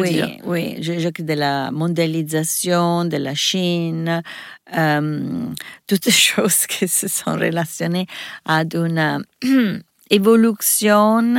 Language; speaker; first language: French; non-native, learner; Italian